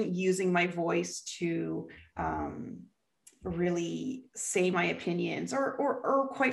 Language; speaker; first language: English; native; English